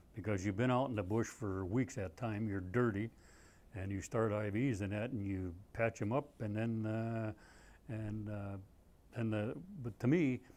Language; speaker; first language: English; native; English